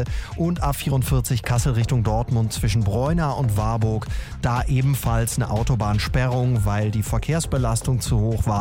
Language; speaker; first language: German; native; German